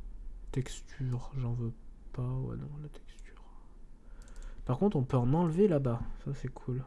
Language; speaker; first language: French; native; French